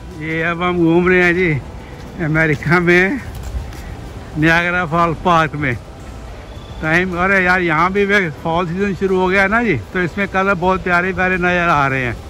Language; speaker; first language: Hindi; native; Hindi